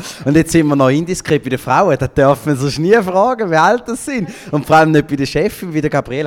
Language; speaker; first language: German; native; German